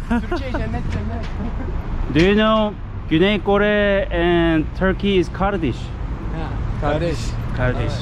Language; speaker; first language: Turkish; non-native, learner; Korean